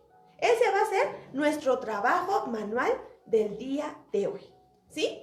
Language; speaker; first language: Spanish; native; Spanish